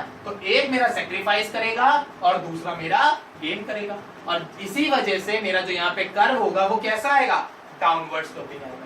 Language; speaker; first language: Hindi; native; Hindi